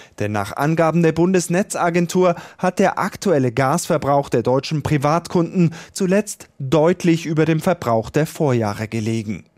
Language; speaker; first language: German; native; German